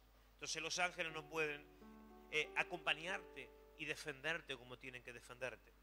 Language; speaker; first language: Spanish; native; Spanish